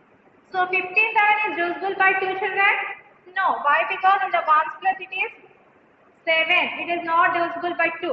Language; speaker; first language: English; non-native, local second language; Telugu